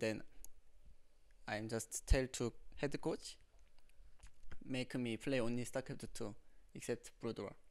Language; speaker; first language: English; non-native, learner; Korean